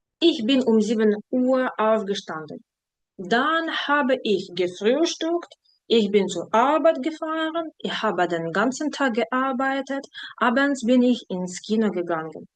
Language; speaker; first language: German; non-native, fluent; Ukrainian